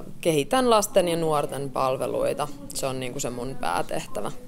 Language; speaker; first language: Finnish; native; Finnish